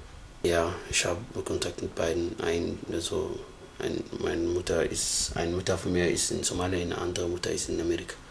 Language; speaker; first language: German; non-native, learner; Somali